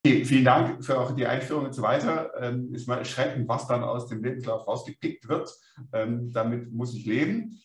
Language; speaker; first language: German; native; German